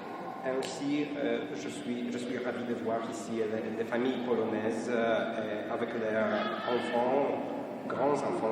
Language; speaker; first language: French; non-native, fluent; Polish